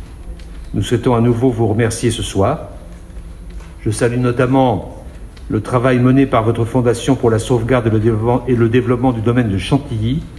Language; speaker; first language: French; native; French